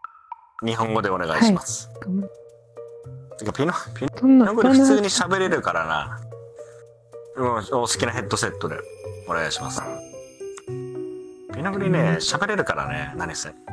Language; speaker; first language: Japanese; native; Japanese